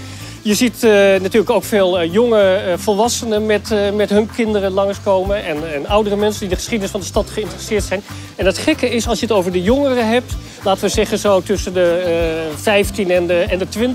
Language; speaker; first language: Dutch; native; Dutch